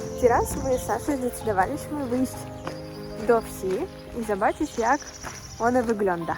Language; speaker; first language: Polish; non-native, learner; Russian